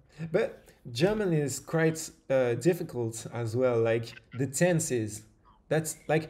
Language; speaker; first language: English; non-native, fluent; French